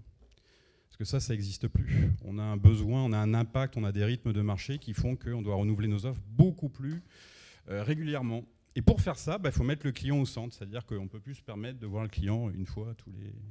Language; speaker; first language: French; native; French